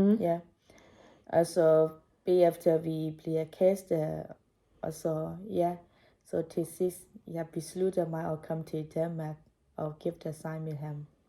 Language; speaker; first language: Danish; non-native, learner; Burmese